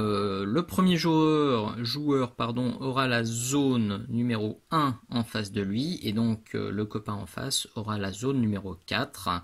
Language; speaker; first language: French; native; French